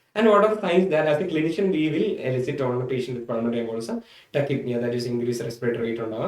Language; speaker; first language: English; non-native, local second language; Malayalam